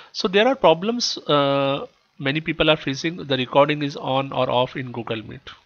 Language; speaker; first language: English; non-native, local second language; Kannada